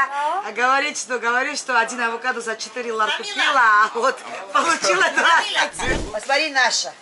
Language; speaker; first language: Russian; non-native, fluent; Georgian